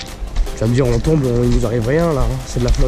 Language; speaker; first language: French; native; French